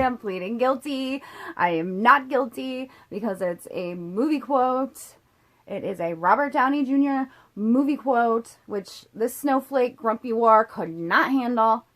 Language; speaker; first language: English; native; English